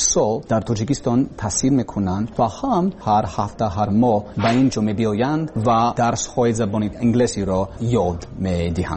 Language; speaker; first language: Persian; non-native, learner; English